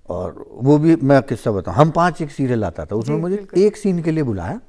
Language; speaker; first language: Hindi; native; Hindi